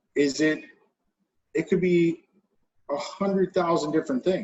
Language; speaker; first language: English; native; English